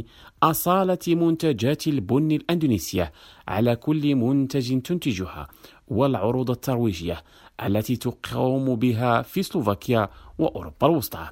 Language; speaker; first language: Arabic; non-native, fluent; Indonesian